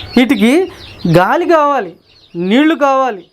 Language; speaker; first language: Telugu; native; Telugu